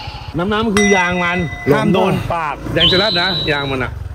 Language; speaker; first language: Thai; native; Thai